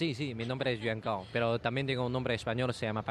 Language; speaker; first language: Spanish; non-native, learner; Chinese